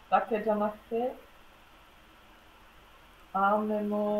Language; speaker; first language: Japanese; non-native, learner; German